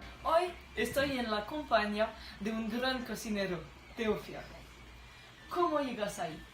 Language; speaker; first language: Spanish; non-native, learner; French